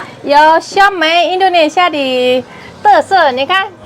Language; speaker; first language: Chinese; non-native, fluent; Indonesian